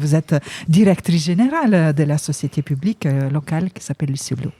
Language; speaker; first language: French; native; French